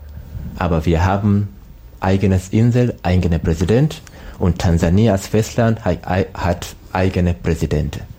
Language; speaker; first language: German; non-native, learner; Swahili